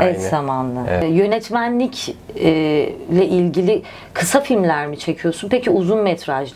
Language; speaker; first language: Turkish; native; Turkish